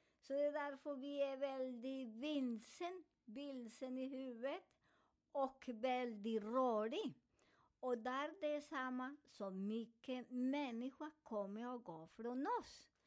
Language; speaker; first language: Swedish; non-native, fluent; Spanish